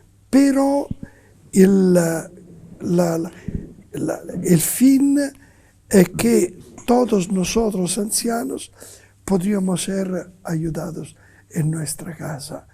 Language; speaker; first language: Spanish; non-native, fluent; Italian